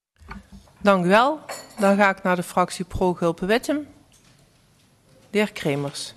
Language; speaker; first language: Dutch; native; Dutch